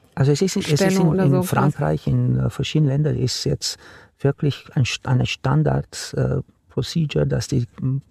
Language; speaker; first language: German; non-native, fluent; Romanian